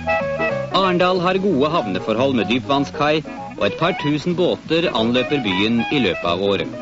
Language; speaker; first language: Norwegian; native; Norwegian